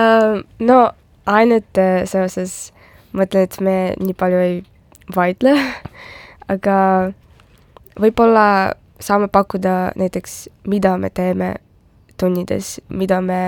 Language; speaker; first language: Estonian; non-native, local second language; Russian